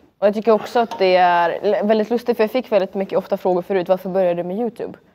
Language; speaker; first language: Swedish; early bilingual, other home language; Russian